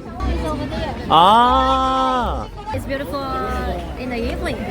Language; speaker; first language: English; non-native, learner; Chinese